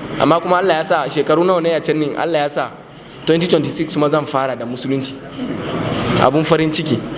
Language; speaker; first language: Hausa; non-native, local second language; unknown